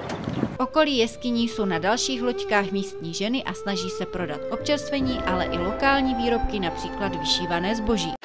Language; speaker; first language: Czech; native; Czech